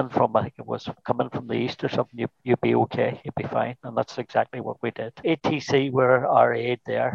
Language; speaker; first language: English; native; English